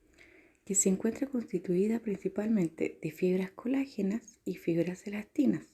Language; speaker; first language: Spanish; native; Spanish